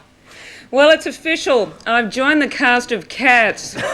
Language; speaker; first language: English; native; English